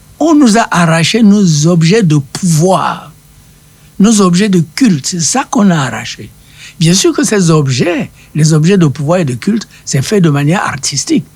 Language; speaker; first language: French; non-native, local second language; Duala